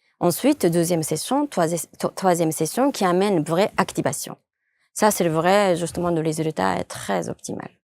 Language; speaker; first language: French; non-native, fluent; Japanese